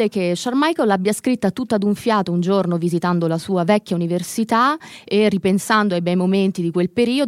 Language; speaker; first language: Italian; native; Italian